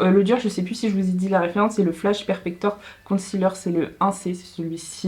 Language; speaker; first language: French; native; French